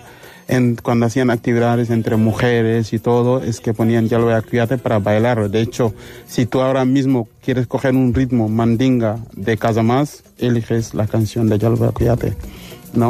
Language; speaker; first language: Spanish; non-native, fluent; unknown